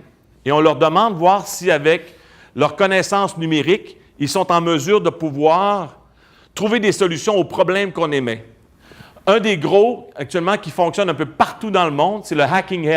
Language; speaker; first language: French; native; French